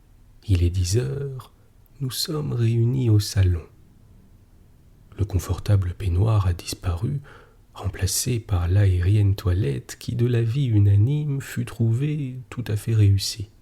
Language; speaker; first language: French; native; French